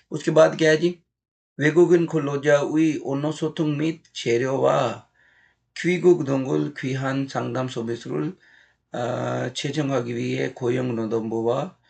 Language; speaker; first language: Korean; non-native, learner; Urdu